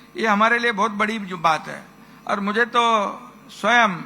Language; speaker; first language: Hindi; non-native, local second language; Marathi